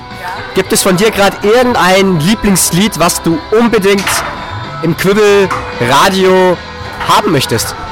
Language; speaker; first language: German; native; German